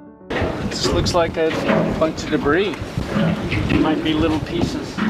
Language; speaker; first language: English; native; English